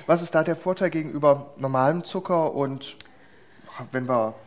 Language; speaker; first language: German; native; German